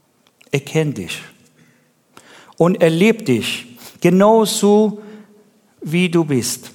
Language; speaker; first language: German; non-native, learner; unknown